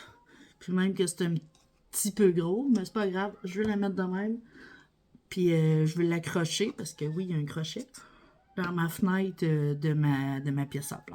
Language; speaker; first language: French; native; French